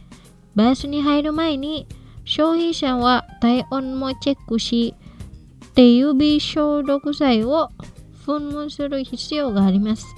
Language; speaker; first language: Japanese; non-native, fluent; Indonesian